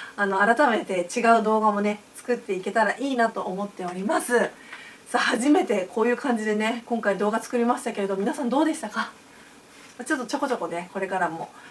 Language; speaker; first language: Japanese; native; Japanese